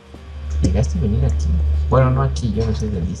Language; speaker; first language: Spanish; native; Spanish